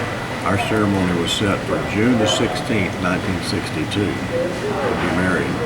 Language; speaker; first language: English; native; English